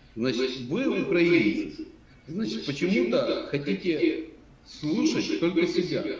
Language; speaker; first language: Russian; native; Russian